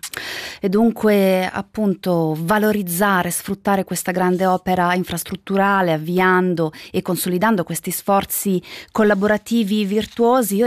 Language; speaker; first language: Italian; native; Italian